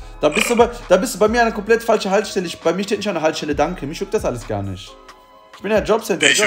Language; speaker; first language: German; early bilingual, other home language; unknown